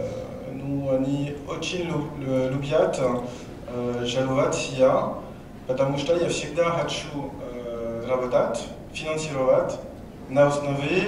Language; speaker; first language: Russian; non-native, learner; French